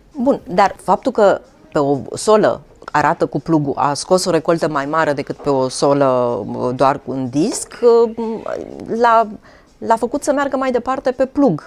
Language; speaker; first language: Romanian; native; Romanian